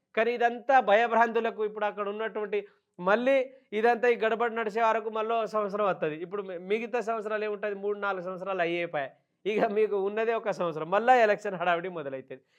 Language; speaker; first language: Telugu; non-native, local second language; Lambadi